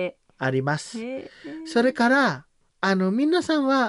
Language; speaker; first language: Japanese; non-native, learner; Samoan